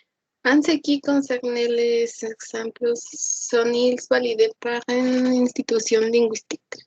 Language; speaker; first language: French; non-native, learner; Spanish